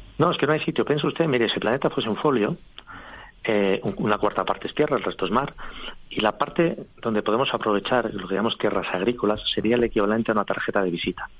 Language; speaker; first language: Spanish; native; Spanish